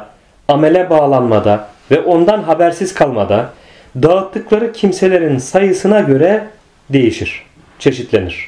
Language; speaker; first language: Turkish; native; Turkish